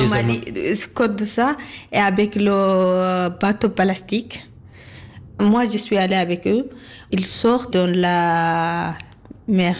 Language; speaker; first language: French; non-native, learner; Arabic